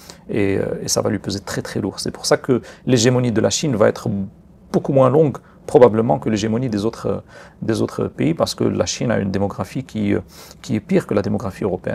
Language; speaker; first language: French; non-native, local second language; Arabic